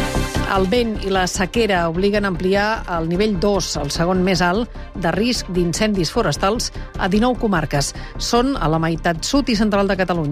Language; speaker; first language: Catalan; native; Catalan